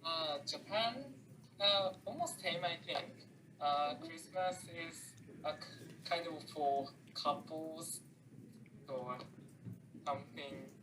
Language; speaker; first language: English; non-native, learner; Japanese